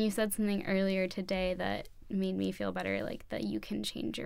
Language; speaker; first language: English; native; English